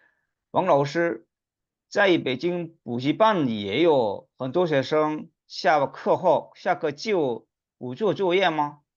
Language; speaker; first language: Chinese; non-native, fluent; Korean